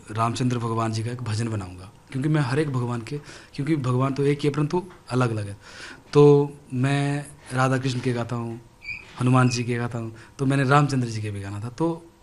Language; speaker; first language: Hindi; native; Hindi